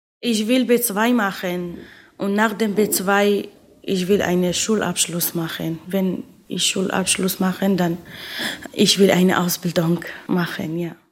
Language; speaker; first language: German; non-native, learner; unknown